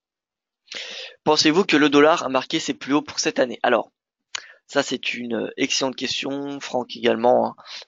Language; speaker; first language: French; native; French